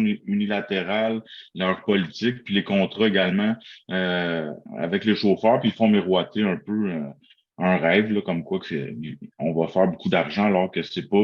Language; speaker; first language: French; native; French